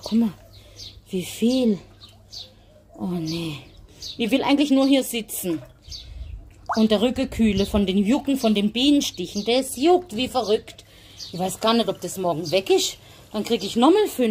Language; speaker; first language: German; native; German